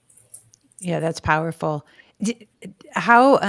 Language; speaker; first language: English; native; English